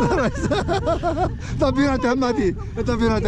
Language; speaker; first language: Korean; native; Korean